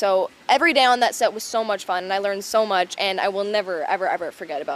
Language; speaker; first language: English; native; English